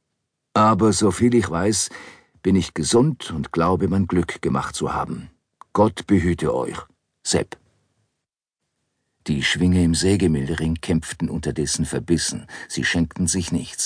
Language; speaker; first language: German; native; German